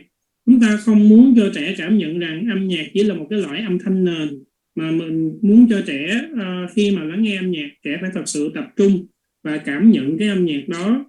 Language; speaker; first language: Vietnamese; native; Vietnamese